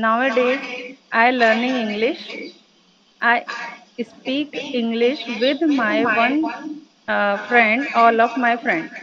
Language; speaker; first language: English; non-native, learner; Hindi